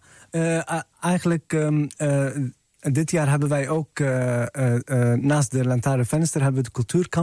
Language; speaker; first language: Dutch; non-native, fluent; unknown